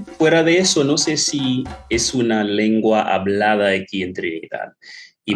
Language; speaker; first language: Spanish; non-native, fluent; English